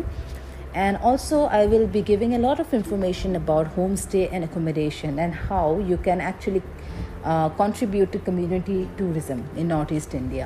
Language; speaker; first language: English; non-native, local second language; Assamese